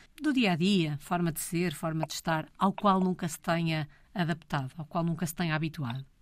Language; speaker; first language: Portuguese; native; Portuguese